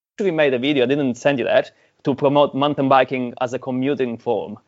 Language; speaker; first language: English; non-native, fluent; Italian